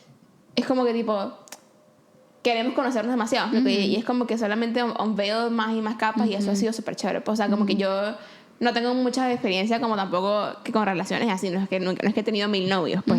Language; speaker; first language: Spanish; native; Spanish